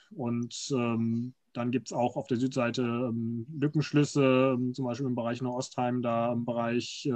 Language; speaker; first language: German; native; German